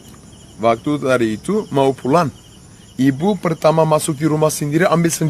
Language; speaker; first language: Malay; non-native, learner; Turkish